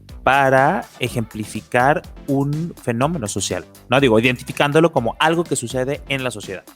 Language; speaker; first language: Spanish; native; Spanish